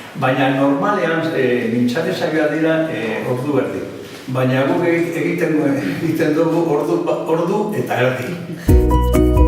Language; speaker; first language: Basque; non-native, local second language; Spanish